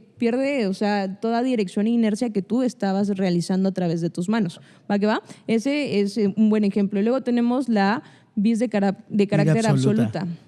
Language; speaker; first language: Spanish; native; Spanish